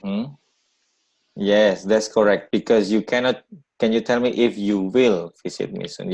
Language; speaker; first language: English; non-native, learner; Indonesian